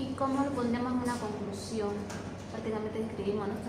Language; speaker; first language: Spanish; native; Spanish